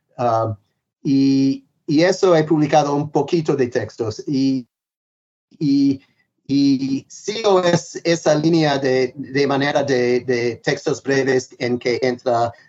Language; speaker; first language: Spanish; non-native, fluent; English